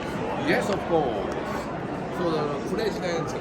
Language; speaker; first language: English; non-native, learner; Japanese